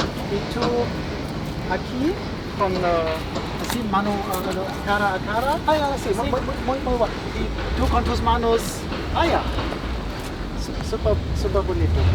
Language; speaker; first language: Spanish; non-native, learner; German